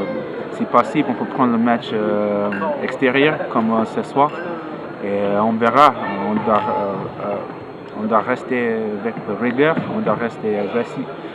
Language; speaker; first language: French; non-native, learner; English